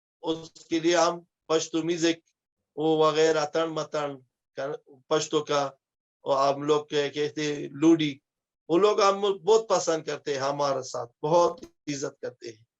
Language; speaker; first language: Hindi; non-native, fluent; Pashto